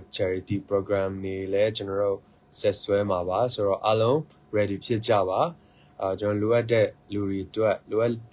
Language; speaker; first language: Burmese; non-native, local second language; Hakha Chin